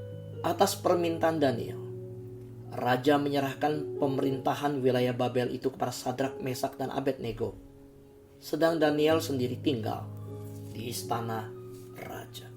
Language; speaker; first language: Indonesian; native; Indonesian